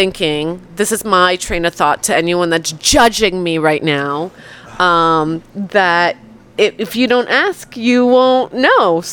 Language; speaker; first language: English; early bilingual, other home language; Polish